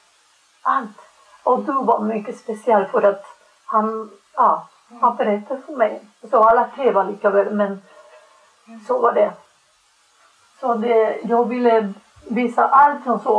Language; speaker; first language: Swedish; non-native, fluent; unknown